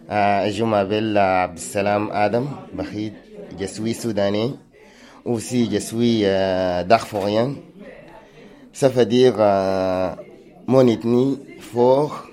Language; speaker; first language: French; non-native, learner; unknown